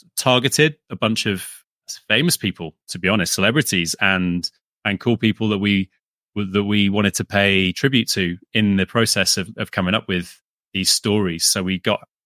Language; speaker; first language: English; native; English